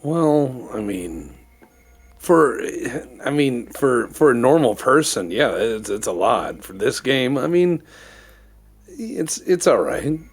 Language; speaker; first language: English; native; English